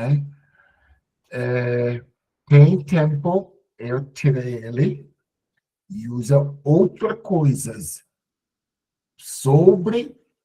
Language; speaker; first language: Portuguese; non-native, learner; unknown